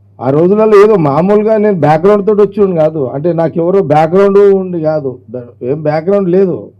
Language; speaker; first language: Telugu; native; Telugu